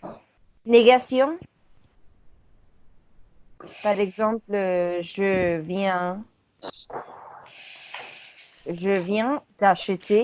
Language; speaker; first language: French; non-native, fluent; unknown